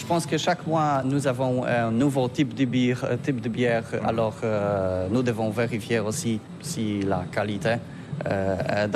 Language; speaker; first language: French; non-native, learner; Polish